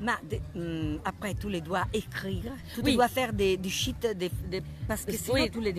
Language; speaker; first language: French; non-native, learner; Italian